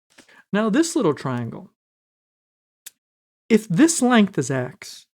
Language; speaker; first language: English; native; English